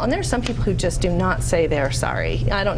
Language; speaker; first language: English; native; English